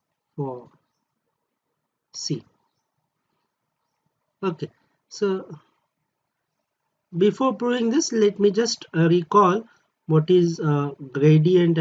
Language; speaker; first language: English; non-native, local second language; Marathi